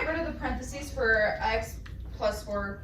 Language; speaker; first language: English; native; English